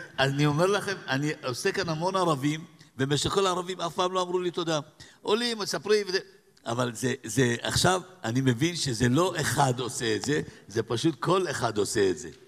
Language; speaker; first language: Hebrew; native; Hebrew